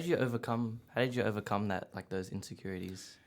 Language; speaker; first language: English; native; English